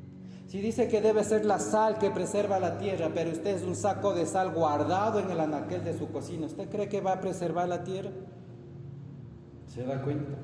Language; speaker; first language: Spanish; native; Spanish